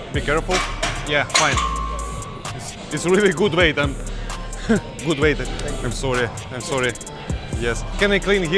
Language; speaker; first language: English; non-native, learner; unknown